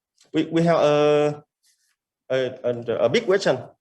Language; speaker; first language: English; non-native, learner; Vietnamese